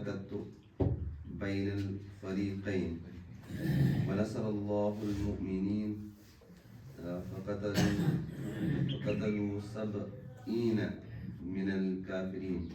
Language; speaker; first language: Arabic; non-native, learner; Urdu